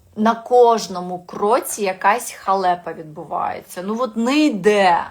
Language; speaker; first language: Ukrainian; non-native, local second language; Russian